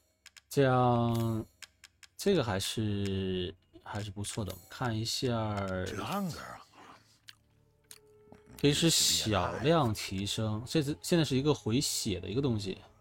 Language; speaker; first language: Chinese; native; Chinese